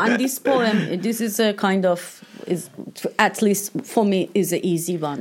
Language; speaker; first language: English; non-native, fluent; Persian